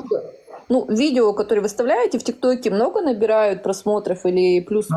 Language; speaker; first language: Russian; native; Russian